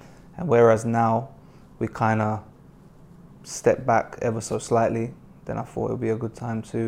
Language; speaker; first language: English; native; English